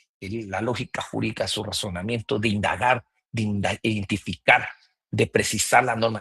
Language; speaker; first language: Spanish; native; Spanish